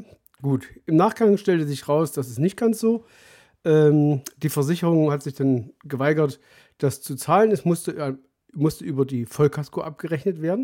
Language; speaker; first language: German; native; German